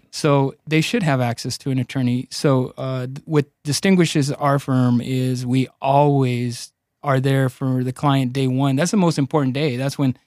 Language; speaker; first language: English; early bilingual, other home language; Spanish